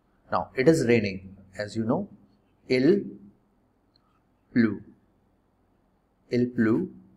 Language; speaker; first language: English; non-native, local second language; Hindi